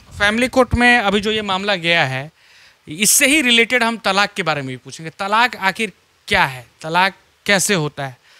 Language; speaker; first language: Hindi; native; Hindi